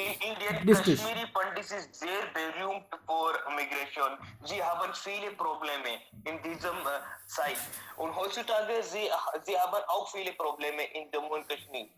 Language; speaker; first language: German; non-native, learner; Hindi